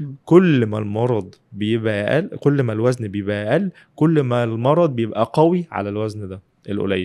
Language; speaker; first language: Arabic; native; Arabic